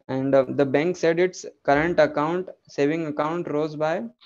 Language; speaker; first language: English; non-native, local second language; Hindi